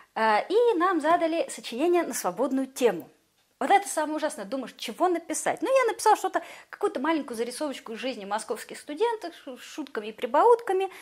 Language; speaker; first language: Russian; native; Russian